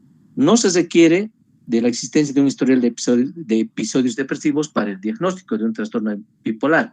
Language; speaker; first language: Spanish; native; Spanish